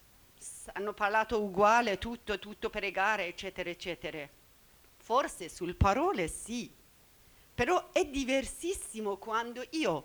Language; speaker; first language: Italian; non-native, learner; Persian